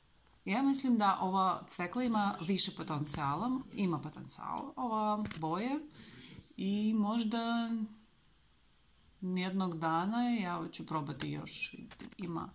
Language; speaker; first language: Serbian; non-native, learner; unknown